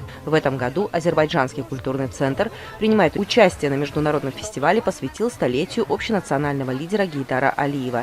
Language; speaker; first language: Russian; native; Russian